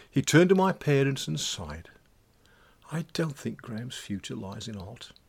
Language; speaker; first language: English; native; English